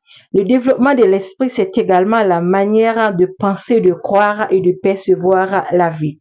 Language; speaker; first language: French; non-native, local second language; Haitian Creole